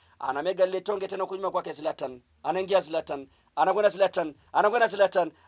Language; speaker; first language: Swahili; native; Swahili